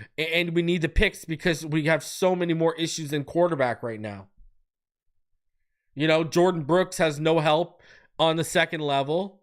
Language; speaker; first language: English; native; English